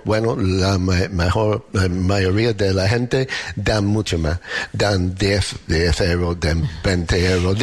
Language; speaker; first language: Spanish; non-native, fluent; English